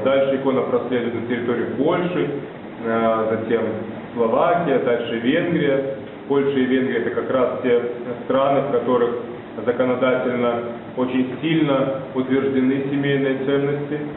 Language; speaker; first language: Russian; native; Russian